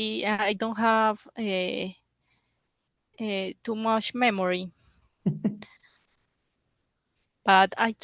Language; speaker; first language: English; non-native, learner; Spanish